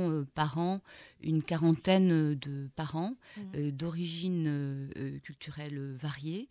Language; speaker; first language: French; native; French